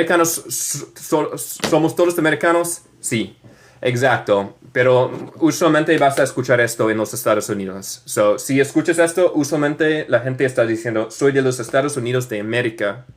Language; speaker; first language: Spanish; non-native, learner; English